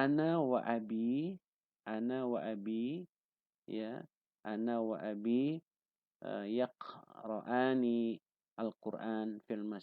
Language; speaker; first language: Arabic; non-native, fluent; Indonesian